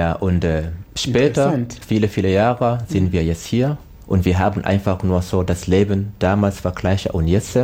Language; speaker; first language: German; non-native, learner; Swahili